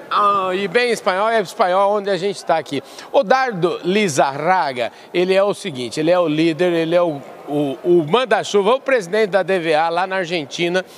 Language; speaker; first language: Portuguese; native; Portuguese